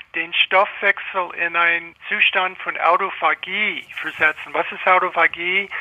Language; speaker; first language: German; non-native, fluent; English